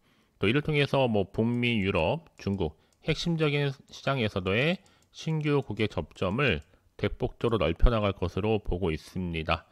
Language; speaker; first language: Korean; native; Korean